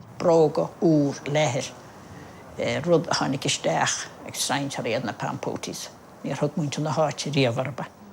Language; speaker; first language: Irish; native; Irish